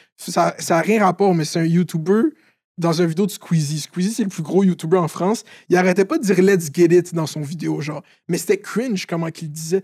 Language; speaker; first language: French; native; French